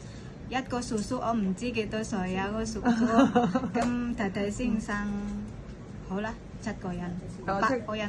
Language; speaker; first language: Cantonese; non-native, learner; Indonesian